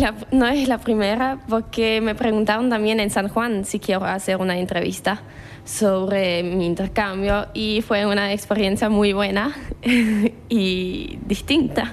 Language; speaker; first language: Spanish; non-native, fluent; German